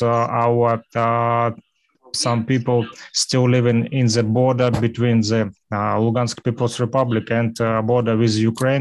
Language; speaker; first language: English; non-native, learner; Russian